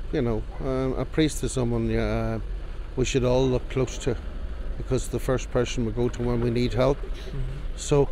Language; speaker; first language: English; native; English